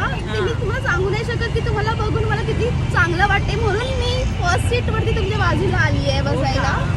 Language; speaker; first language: Marathi; non-native, local second language; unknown